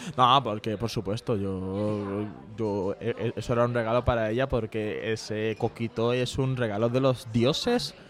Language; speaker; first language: Spanish; early bilingual, other home language; Bangla